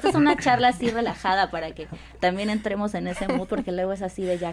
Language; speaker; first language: Spanish; native; Spanish